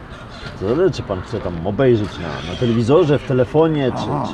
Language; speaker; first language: Polish; native; Polish